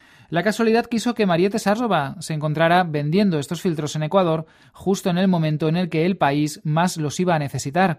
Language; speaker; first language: Spanish; non-native, learner; English